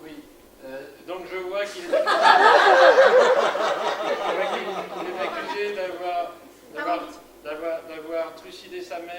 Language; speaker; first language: French; native; French